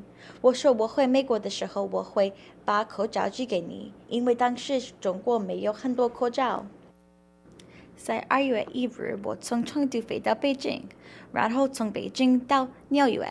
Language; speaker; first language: Chinese; non-native, learner; English